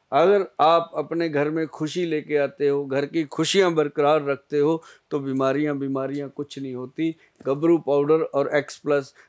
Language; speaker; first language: Hindi; native; Hindi